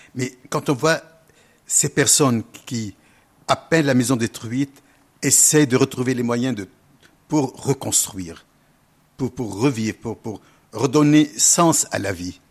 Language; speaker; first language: French; non-native, local second language; Arabic